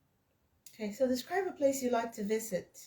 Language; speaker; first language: English; non-native, fluent; French